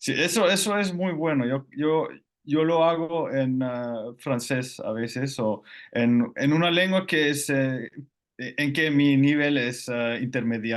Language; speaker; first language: Spanish; non-native, fluent; Finnish